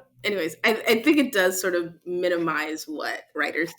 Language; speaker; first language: English; native; English